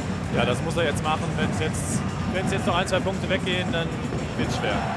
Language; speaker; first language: German; native; German